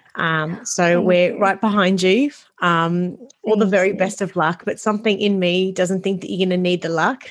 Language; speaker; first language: English; native; English